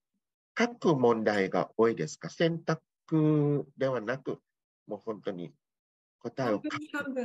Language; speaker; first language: Japanese; non-native, fluent; Thai